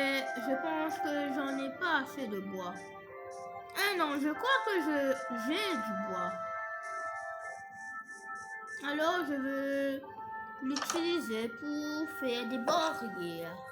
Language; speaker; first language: French; non-native, fluent; English